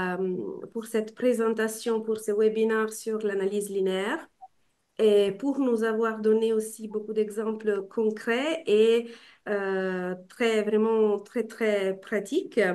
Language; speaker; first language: French; non-native, fluent; Italian